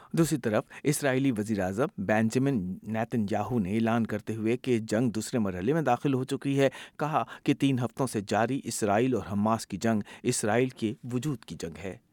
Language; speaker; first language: Urdu; native; Urdu